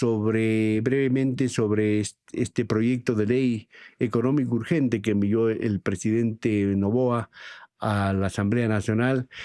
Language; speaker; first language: Spanish; native; Spanish